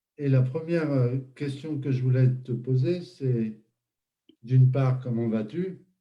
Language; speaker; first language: French; native; French